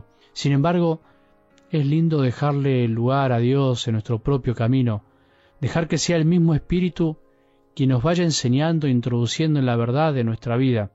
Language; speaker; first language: Spanish; native; Spanish